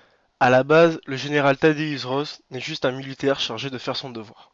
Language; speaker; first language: French; native; French